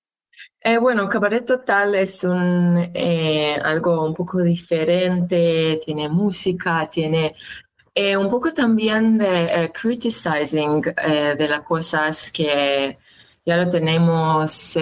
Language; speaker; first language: Spanish; non-native, learner; Hebrew